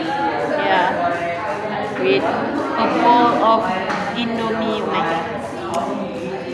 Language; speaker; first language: English; non-native, learner; Indonesian